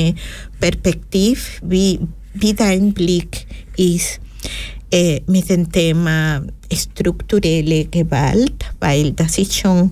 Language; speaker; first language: German; non-native, learner; Spanish